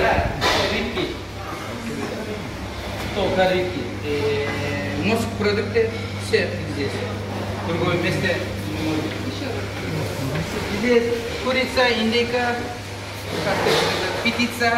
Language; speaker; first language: Russian; non-native, learner; Turkish